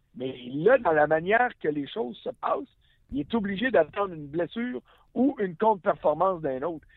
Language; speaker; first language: French; native; French